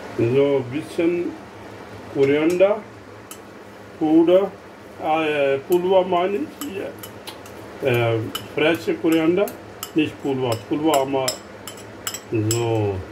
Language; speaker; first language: German; non-native, learner; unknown